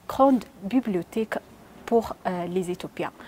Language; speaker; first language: French; non-native, learner; Amharic